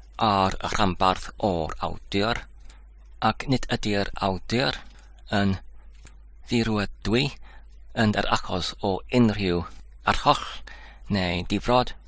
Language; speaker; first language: Welsh; non-native, fluent; English